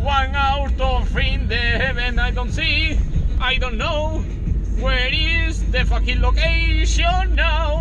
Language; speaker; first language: English; non-native, learner; Spanish